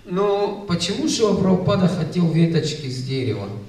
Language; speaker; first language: Russian; native; Russian